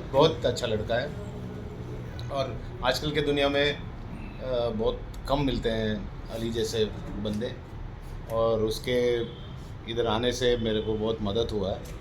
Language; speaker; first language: Hindi; non-native, local second language; Malayalam